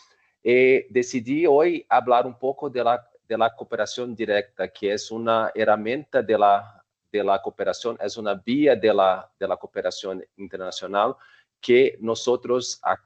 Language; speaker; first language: Spanish; non-native, fluent; Portuguese